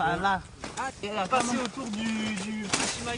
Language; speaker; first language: French; native; French